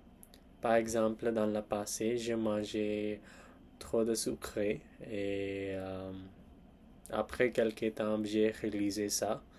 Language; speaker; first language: French; non-native, learner; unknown